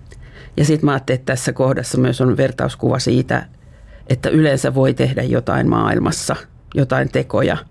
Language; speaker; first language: Finnish; native; Finnish